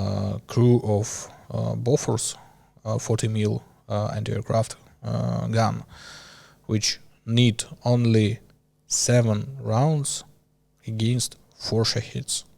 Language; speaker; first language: English; non-native, learner; Ukrainian